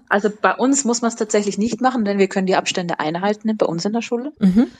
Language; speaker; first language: German; native; German